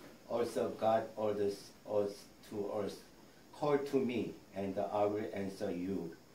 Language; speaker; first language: English; non-native, learner; Korean